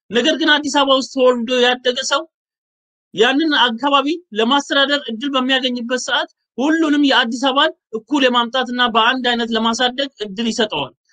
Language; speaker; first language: Amharic; native; Amharic